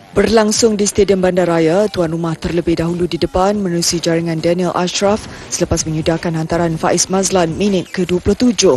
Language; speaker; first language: Malay; native; Malay